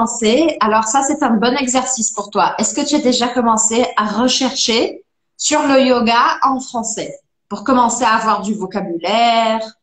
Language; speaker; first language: French; non-native, fluent; Portuguese